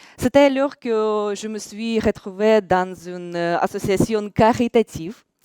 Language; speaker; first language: French; non-native, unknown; Russian